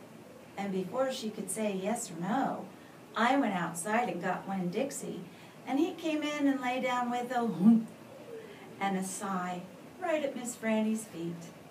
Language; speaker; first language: English; native; English